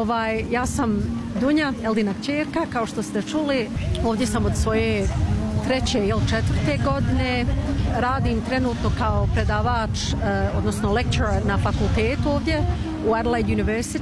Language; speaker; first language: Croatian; early bilingual, other home language; Bosnian